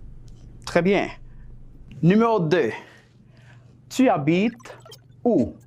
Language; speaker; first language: French; non-native, fluent; Spanish